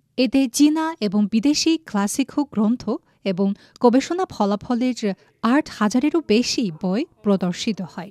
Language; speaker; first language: Bangla; non-native, fluent; Chinese